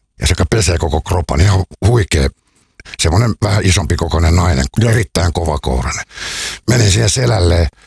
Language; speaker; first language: Finnish; native; Finnish